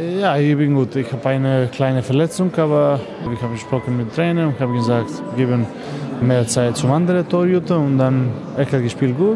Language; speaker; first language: German; non-native, learner; Macedonian